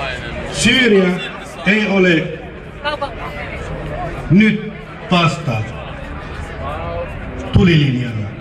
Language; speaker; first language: Finnish; non-native, fluent; Arabic